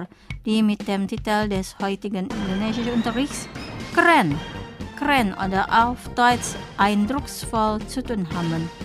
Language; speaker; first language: German; non-native, fluent; Indonesian